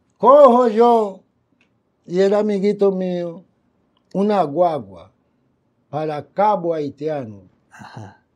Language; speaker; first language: Spanish; non-native, fluent; Haitian Creole